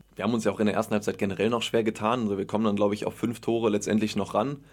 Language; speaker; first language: German; native; German